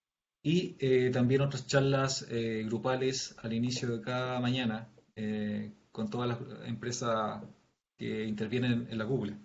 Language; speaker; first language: Spanish; native; Spanish